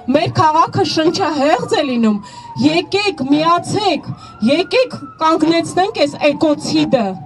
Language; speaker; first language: Armenian; native; Armenian